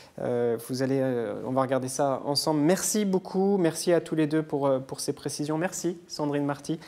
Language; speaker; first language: French; native; French